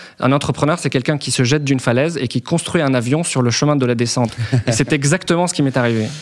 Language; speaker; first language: French; non-native, local second language; Arabic